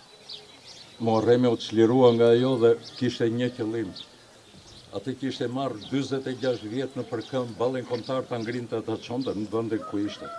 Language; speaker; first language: Albanian; native; Albanian